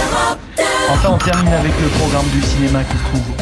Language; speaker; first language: French; native; French